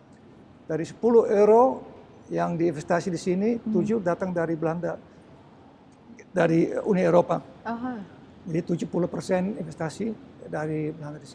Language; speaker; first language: Indonesian; early bilingual, heritage; Dutch